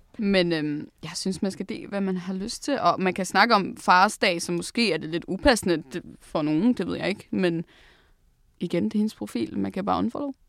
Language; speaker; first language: Danish; non-native, local second language; Faroese